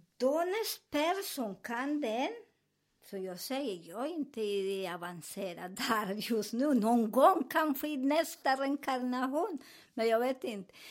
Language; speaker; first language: Swedish; non-native, learner; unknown